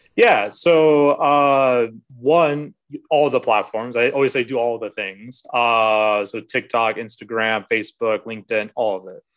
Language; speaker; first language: English; native; English